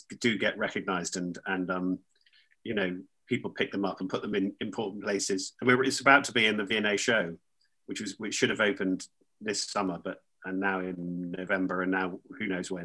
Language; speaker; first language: English; native; English